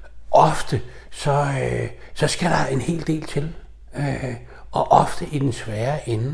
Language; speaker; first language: Danish; native; Danish